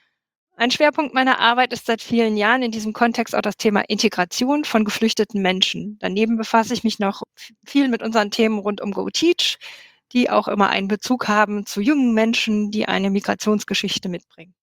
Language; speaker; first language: German; native; German